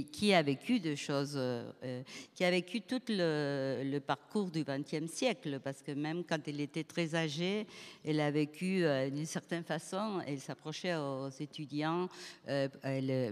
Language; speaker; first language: French; non-native, fluent; Spanish